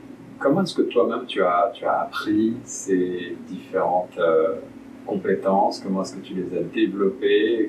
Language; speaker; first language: French; native; French